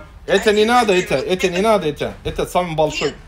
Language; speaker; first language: Russian; non-native, learner; Turkish